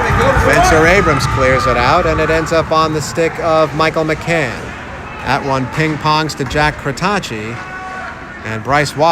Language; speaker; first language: English; native; English